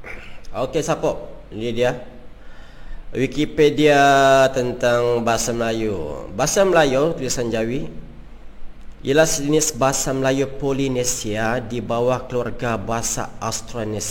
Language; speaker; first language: Malay; native; Malay